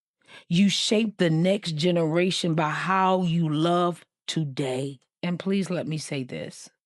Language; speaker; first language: English; native; English